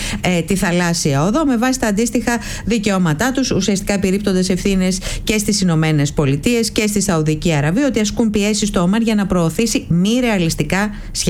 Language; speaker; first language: Greek; native; Greek